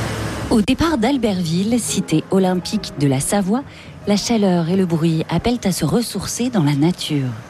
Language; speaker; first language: French; native; French